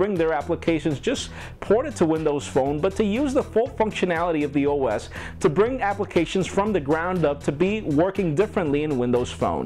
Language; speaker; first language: English; non-native, local second language; Spanish